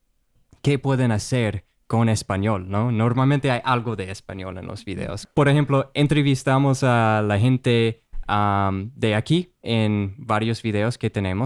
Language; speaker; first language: Spanish; non-native, fluent; English